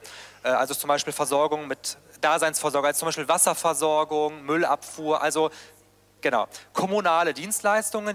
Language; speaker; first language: German; native; German